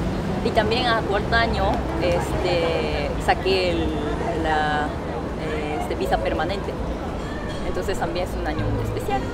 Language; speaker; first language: Spanish; non-native, fluent; Japanese